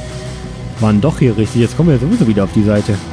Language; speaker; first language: German; native; German